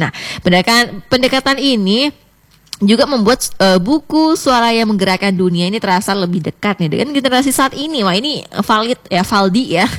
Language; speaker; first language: Indonesian; native; Indonesian